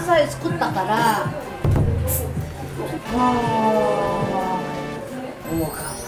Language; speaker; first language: Japanese; non-native, fluent; Filipino